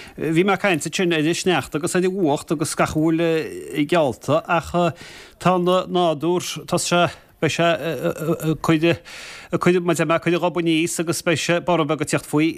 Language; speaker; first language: Irish; native; Irish